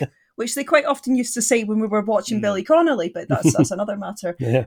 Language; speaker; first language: English; native; English